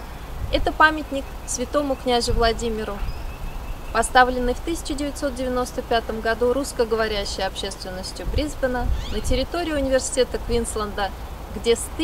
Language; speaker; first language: Russian; native; Russian